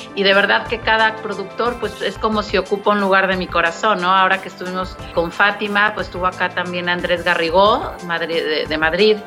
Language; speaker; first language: Spanish; native; Spanish